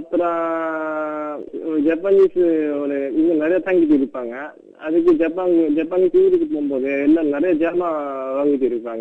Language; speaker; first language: Tamil; non-native, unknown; Japanese